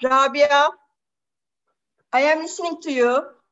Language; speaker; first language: English; non-native, fluent; Turkish